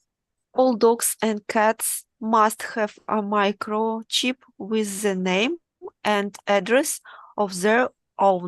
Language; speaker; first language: English; non-native, learner; Russian